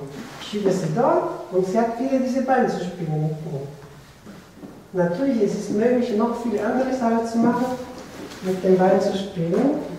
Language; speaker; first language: German; non-native, fluent; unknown